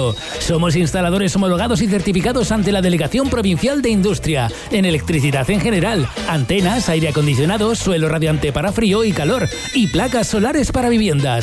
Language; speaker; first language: Spanish; native; Spanish